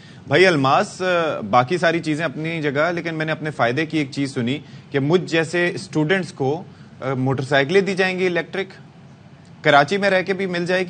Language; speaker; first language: Urdu; native; Urdu